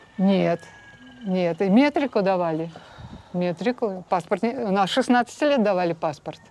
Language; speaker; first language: Russian; native; Russian